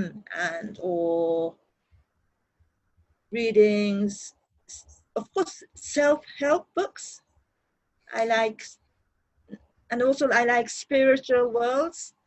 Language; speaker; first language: English; non-native, learner; Japanese